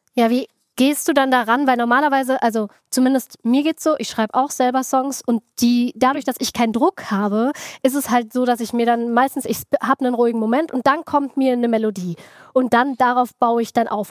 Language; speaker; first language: German; native; German